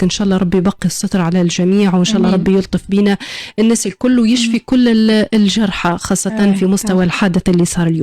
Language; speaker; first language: Arabic; native; Arabic